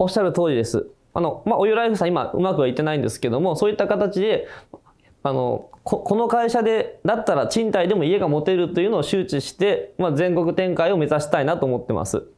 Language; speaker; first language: Japanese; native; Japanese